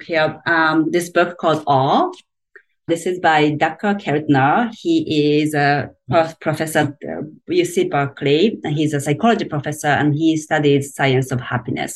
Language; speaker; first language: English; non-native, fluent; Japanese